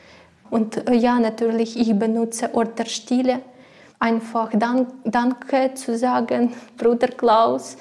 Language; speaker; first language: German; non-native, learner; Ukrainian